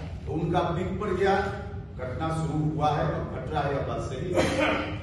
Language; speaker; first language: Hindi; native; Hindi